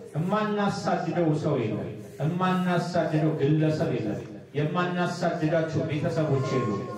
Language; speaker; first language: Amharic; native; Amharic